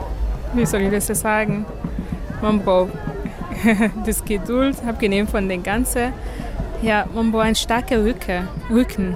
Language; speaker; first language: German; non-native, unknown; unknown